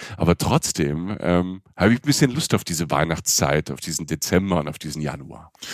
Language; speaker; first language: German; native; German